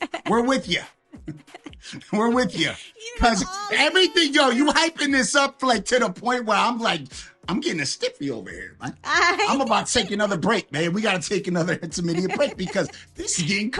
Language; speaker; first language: English; native; English